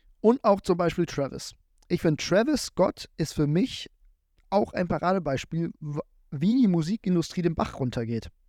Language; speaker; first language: German; native; German